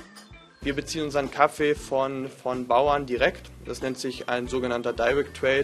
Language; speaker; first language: German; native; German